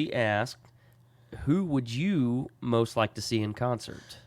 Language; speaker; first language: English; native; English